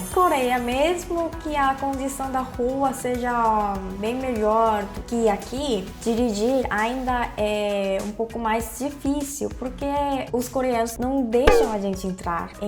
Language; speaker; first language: Portuguese; non-native, fluent; Korean